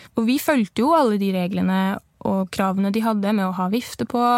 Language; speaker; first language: Norwegian; native; Norwegian